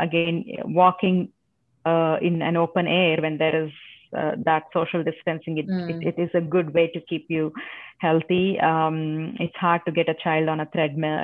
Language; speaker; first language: English; non-native, local second language; Telugu